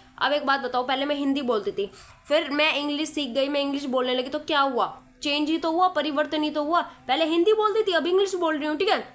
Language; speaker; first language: Hindi; native; Hindi